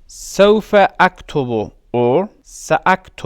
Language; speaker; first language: Arabic; non-native, fluent; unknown